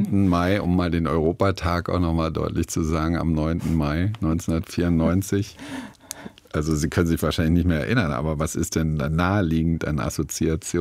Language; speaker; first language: German; native; German